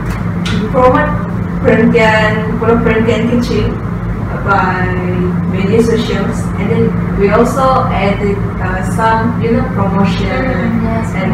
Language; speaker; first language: English; non-native, local second language; Malay